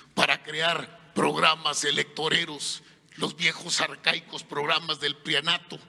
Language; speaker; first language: Spanish; native; Spanish